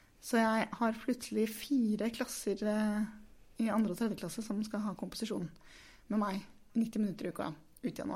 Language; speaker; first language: Norwegian; native; Norwegian